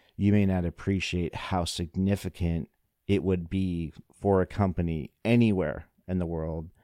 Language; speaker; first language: English; native; English